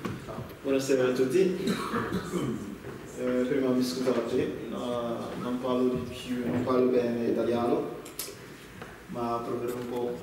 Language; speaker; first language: Italian; non-native, learner; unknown